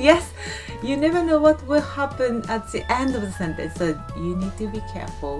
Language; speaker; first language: English; non-native, fluent; Japanese